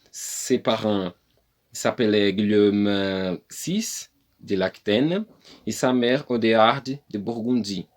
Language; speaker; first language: French; non-native, learner; Portuguese